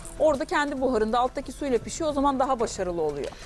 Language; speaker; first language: Turkish; native; Turkish